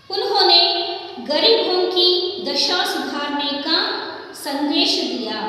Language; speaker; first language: Hindi; non-native, local second language; Kannada